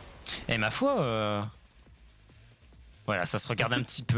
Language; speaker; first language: French; native; French